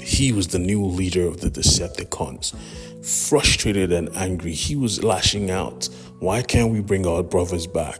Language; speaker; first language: English; native; English